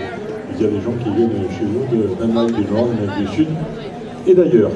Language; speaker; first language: French; native; French